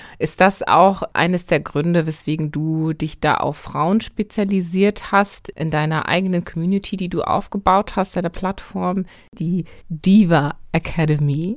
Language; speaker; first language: German; native; German